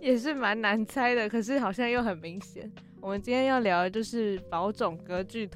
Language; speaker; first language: Chinese; native; Chinese